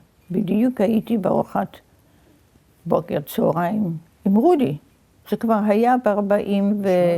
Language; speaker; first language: Hebrew; early bilingual, other home language; Yiddish